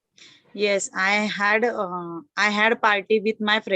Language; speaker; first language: English; non-native, learner; Marathi